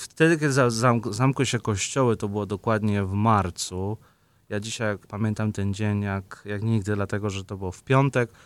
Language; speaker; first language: Polish; native; Polish